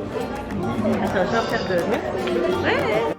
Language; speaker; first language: French; native; French